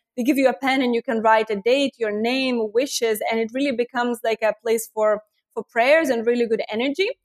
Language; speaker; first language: English; non-native, fluent; Lithuanian